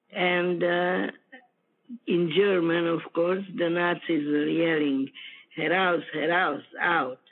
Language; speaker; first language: English; non-native, fluent; Ukrainian